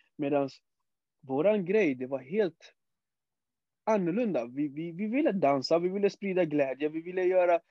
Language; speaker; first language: Swedish; early bilingual, other home language; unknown